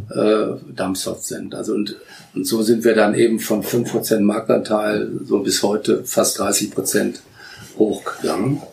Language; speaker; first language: German; native; German